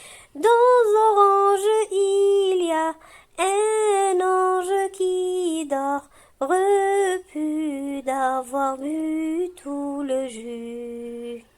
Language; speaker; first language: French; non-native, local second language; Arabic